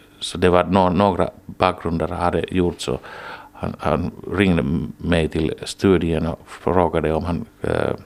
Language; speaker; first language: Swedish; non-native, local second language; Finnish